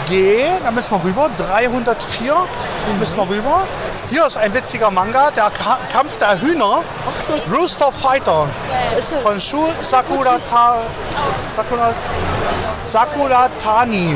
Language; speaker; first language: German; native; German